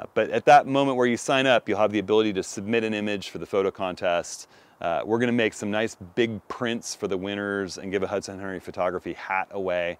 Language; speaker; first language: English; native; English